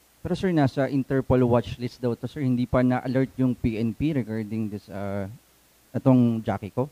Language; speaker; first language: Filipino; native; Filipino